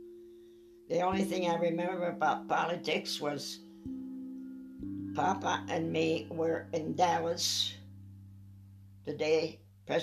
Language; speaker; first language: English; non-native, fluent; French